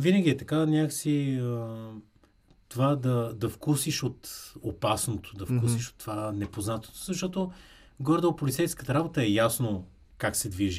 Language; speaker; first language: Bulgarian; native; Bulgarian